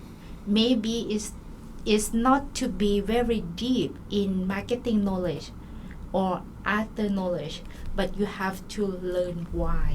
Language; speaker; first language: English; non-native, learner; Thai